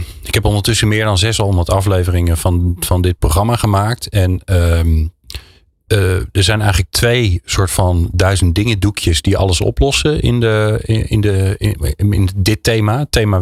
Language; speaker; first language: Dutch; native; Dutch